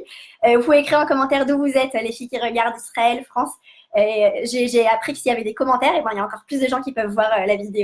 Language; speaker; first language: French; native; French